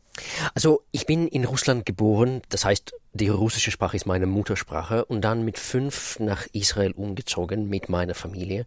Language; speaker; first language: German; non-native, fluent; Russian